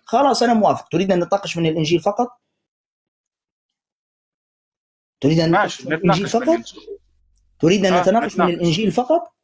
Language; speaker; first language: Arabic; native; Arabic